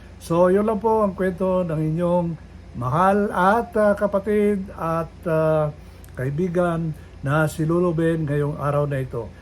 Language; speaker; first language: Filipino; non-native, local second language; Iloko